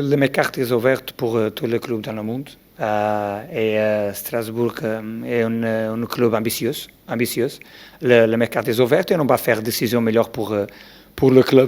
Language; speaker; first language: French; non-native, learner; Portuguese